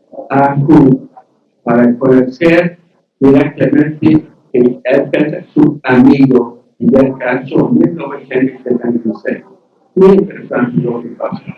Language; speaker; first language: Spanish; non-native, learner; English